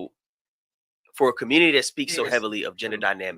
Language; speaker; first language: English; native; English